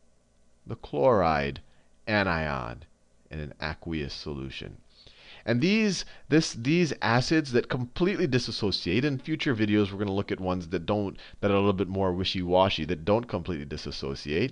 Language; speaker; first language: English; native; English